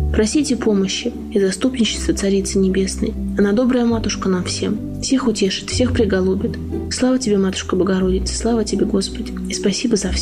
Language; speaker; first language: Russian; native; Russian